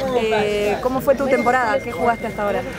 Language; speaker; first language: Spanish; native; Spanish